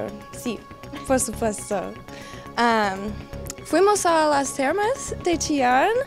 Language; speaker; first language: Spanish; non-native, learner; English